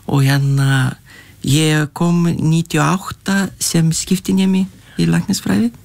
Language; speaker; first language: Icelandic; non-native, fluent; Lithuanian